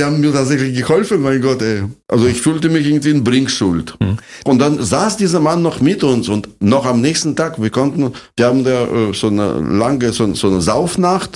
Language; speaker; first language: German; non-native, fluent; Russian